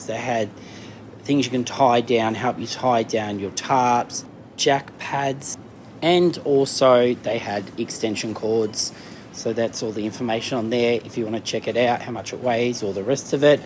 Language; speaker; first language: English; native; English